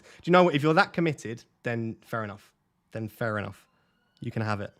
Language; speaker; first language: English; native; English